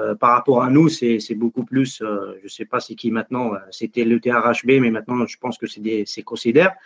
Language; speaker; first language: French; non-native, local second language; Arabic